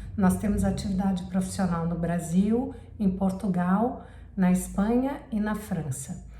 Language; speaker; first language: Portuguese; native; Portuguese